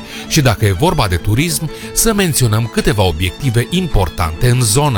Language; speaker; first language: Romanian; native; Romanian